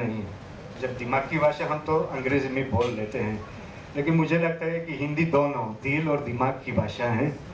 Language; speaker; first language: Hindi; non-native, fluent; Spanish